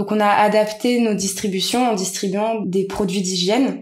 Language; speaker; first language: French; native; French